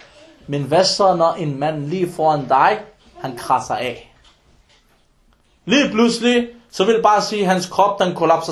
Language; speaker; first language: Danish; early bilingual, other home language; Arabic